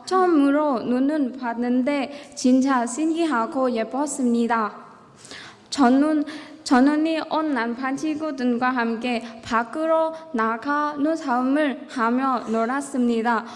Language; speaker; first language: Korean; non-native, learner; Vietnamese